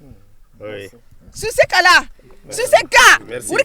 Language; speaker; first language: French; non-native, local second language; Fula